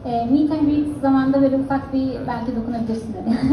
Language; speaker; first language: Japanese; non-native, fluent; Turkish